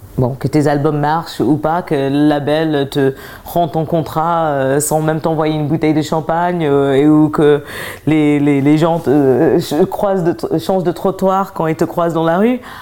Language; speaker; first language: French; early bilingual, other home language; English